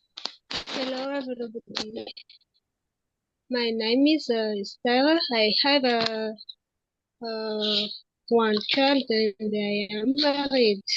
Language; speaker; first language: English; non-native, learner; Malagasy